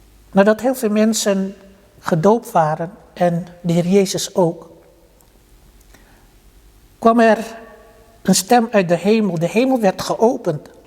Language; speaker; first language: Dutch; early bilingual, other home language; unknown